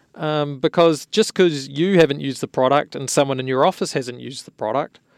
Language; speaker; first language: English; native; English